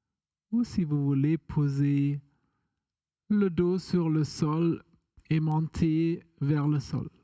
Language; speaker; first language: French; non-native, fluent; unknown